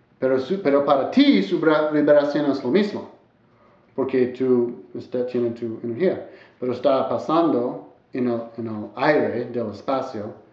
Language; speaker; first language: Spanish; non-native, learner; English